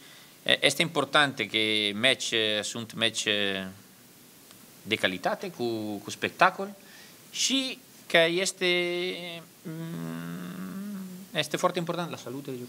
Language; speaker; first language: Romanian; non-native, learner; Italian